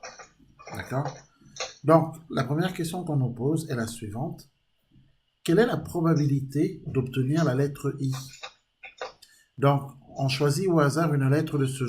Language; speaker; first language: French; native; French